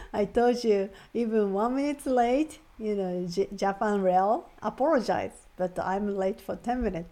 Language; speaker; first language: English; non-native, fluent; Japanese